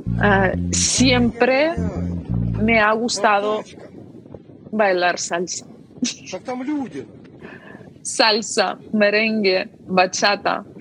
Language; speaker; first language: Spanish; non-native, fluent; Ukrainian